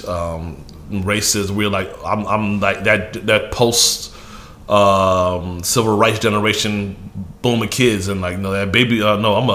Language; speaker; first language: English; early bilingual, other home language; Yoruba